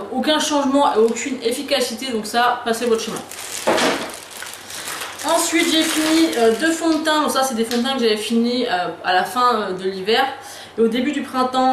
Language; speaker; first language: French; native; French